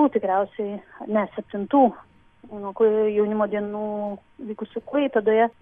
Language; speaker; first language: Lithuanian; native; Lithuanian